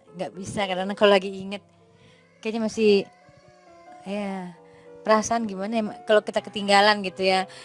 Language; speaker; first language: Indonesian; native; Indonesian